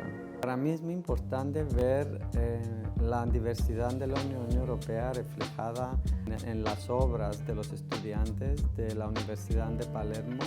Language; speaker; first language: Spanish; non-native, fluent; Greek